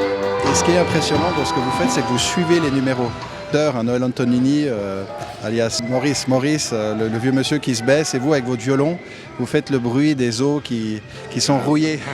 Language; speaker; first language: French; native; French